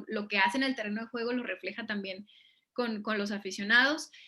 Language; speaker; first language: Spanish; native; Spanish